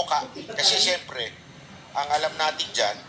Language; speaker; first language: Filipino; non-native, local second language; Cebuano